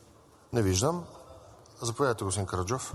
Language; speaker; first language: Bulgarian; native; Bulgarian